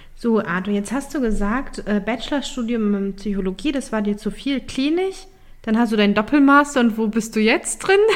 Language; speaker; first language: German; early bilingual, other home language; Turkish